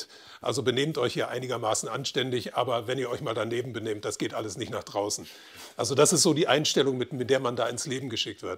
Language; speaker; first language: German; native; German